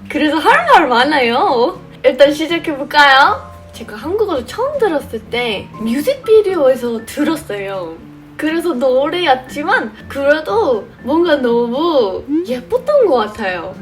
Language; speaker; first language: Korean; non-native, fluent; English